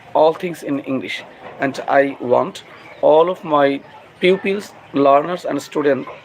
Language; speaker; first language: English; non-native, local second language; Bangla